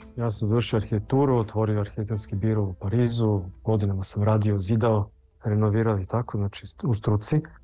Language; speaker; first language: Serbian; early bilingual, heritage; Serbian